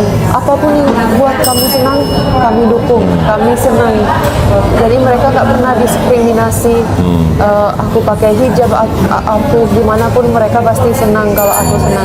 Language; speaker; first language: Indonesian; non-native, fluent; Finnish